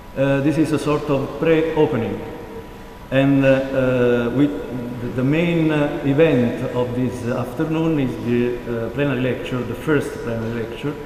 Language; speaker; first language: English; non-native, fluent; Italian